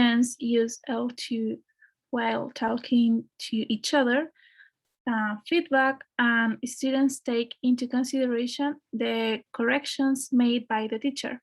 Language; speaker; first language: English; non-native, fluent; Spanish